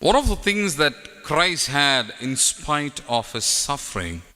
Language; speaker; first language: English; non-native, local second language; Telugu